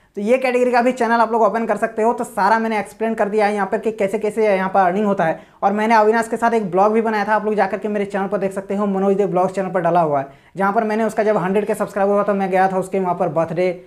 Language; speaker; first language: Hindi; native; Hindi